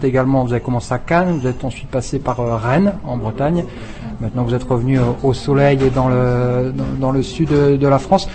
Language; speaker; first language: French; native; French